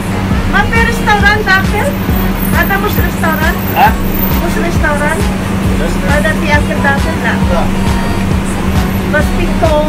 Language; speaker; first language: Arabic; non-native, learner; Filipino